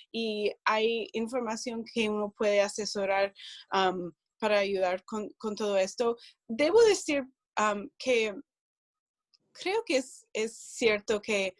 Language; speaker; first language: Spanish; non-native, fluent; English